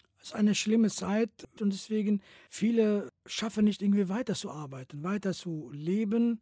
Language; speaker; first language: German; non-native, fluent; Kurdish